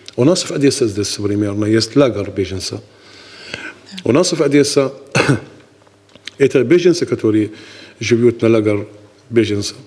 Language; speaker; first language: Russian; non-native, learner; Arabic